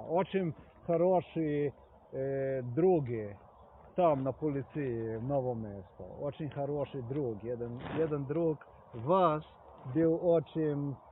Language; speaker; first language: Russian; non-native, learner; Slovenian